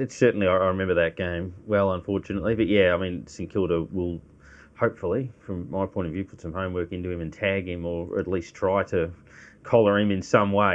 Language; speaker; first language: English; native; English